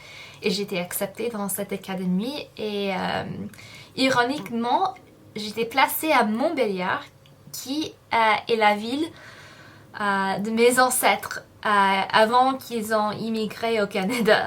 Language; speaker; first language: French; non-native, fluent; English